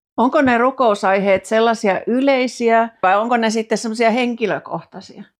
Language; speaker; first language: Finnish; native; Finnish